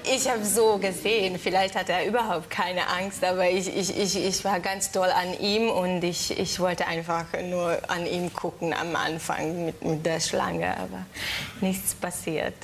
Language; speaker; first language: German; non-native, learner; Hungarian